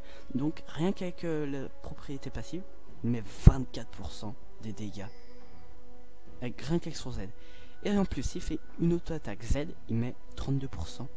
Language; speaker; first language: French; native; French